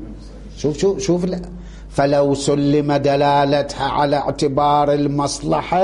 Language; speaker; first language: Arabic; native; Arabic